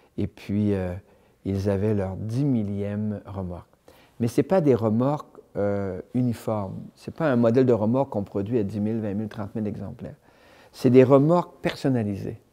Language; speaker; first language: French; native; French